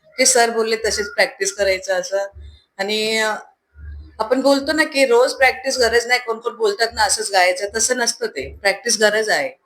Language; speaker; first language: Marathi; non-native, local second language; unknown